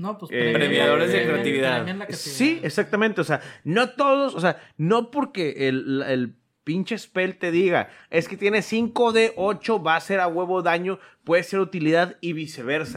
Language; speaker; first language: Spanish; native; Spanish